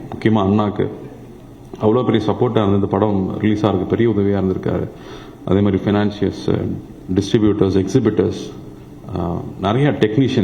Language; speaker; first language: Tamil; native; Tamil